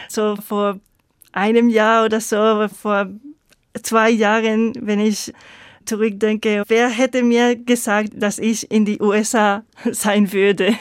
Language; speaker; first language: German; non-native, fluent; Spanish